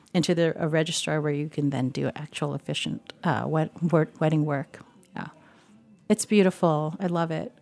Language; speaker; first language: English; native; English